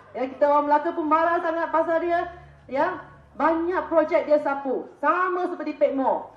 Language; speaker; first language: Malay; non-native, local second language; Chinese